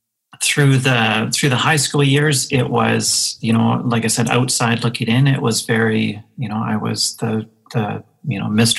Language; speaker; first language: English; native; English